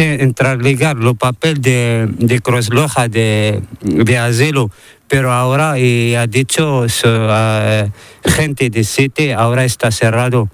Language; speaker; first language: Spanish; non-native, learner; Arabic